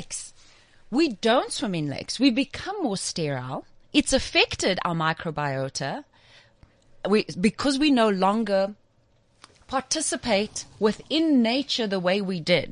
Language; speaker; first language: English; native; English